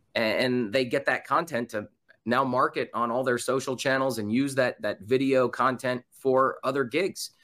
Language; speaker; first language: English; native; English